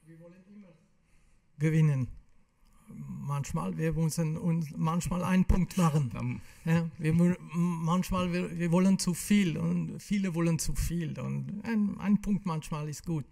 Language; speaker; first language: German; non-native, local second language; French